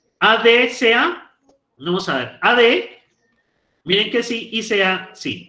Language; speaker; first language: Spanish; native; Spanish